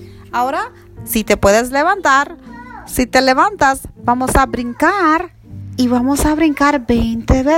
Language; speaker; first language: Spanish; early bilingual, heritage; Spanish